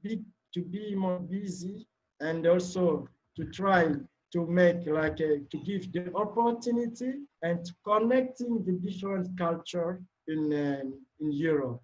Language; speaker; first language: English; non-native, learner; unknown